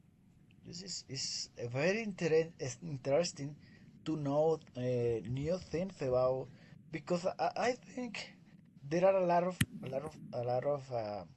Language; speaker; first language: English; non-native, learner; Spanish